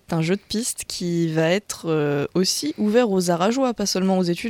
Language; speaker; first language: French; native; French